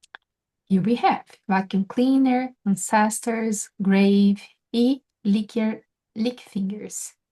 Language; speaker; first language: English; non-native, fluent; Portuguese